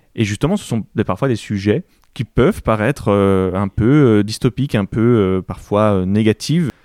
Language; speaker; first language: French; native; French